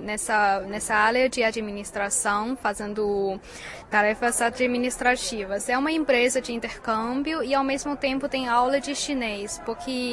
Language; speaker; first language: Portuguese; non-native, fluent; Chinese